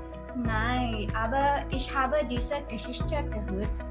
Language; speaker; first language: German; non-native, learner; Thai